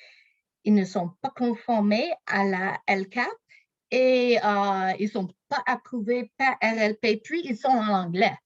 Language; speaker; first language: French; non-native, local second language; English